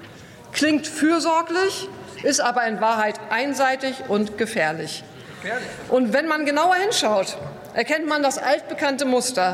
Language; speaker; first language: German; native; German